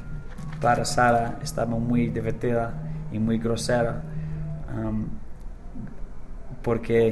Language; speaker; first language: Spanish; non-native, learner; English